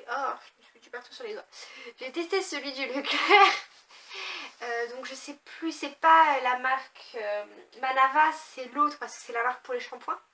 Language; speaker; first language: French; native; French